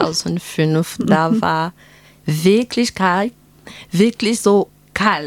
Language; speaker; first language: German; non-native, fluent; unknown